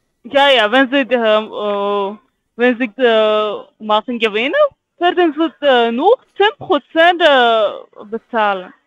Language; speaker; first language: German; non-native, learner; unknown